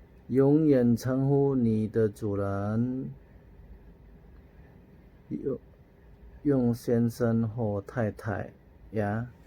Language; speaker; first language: Chinese; non-native, fluent; Indonesian